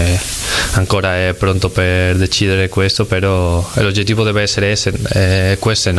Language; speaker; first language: Italian; non-native, learner; Spanish